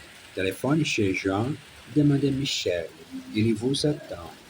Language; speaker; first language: French; non-native, learner; Portuguese